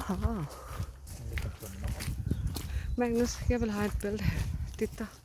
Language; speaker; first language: Swedish; non-native, learner; Punjabi